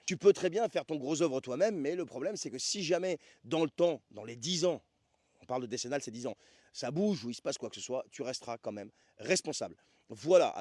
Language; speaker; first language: French; native; French